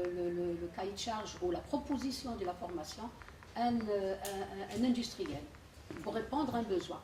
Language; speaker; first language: French; non-native, local second language; Arabic